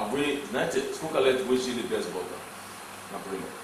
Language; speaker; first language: Russian; non-native, learner; English